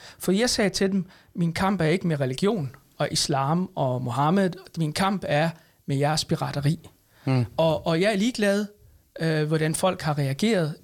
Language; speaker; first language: Danish; early bilingual, other home language; Arabic